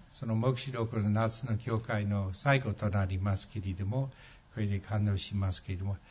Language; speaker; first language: Japanese; non-native, fluent; English